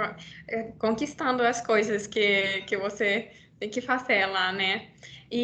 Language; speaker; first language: Portuguese; non-native, learner; Finnish